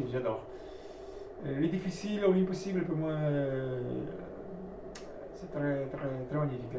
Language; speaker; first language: French; non-native, learner; Italian